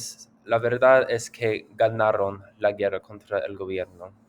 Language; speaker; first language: Spanish; non-native, learner; English